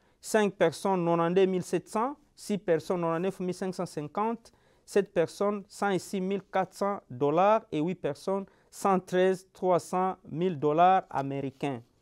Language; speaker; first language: French; non-native, local second language; Lingala